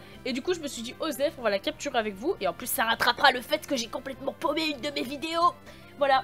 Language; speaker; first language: French; native; French